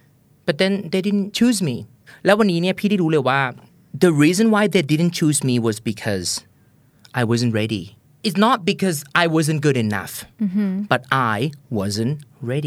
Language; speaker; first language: English; non-native, fluent; Thai